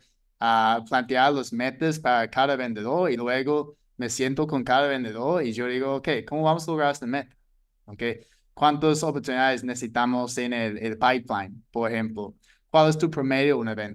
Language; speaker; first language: Spanish; non-native, fluent; English